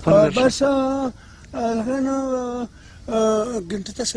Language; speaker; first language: Arabic; non-native, learner; Pashto